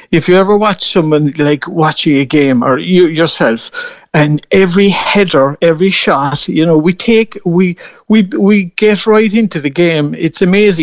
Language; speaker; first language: English; native; English